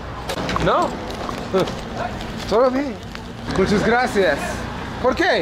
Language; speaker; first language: Spanish; non-native, learner; English